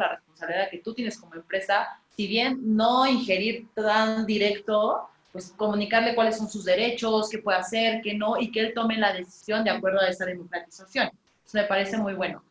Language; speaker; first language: Spanish; native; Spanish